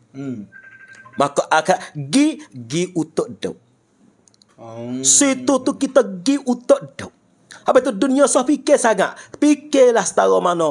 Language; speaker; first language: Malay; native; Malay